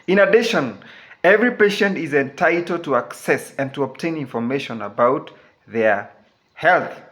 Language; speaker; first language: English; non-native, local second language; Swahili